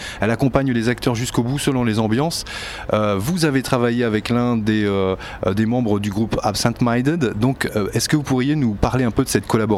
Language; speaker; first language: French; native; French